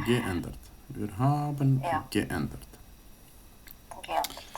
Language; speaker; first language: German; non-native, fluent; Ukrainian